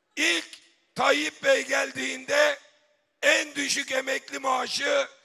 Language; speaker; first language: Turkish; native; Turkish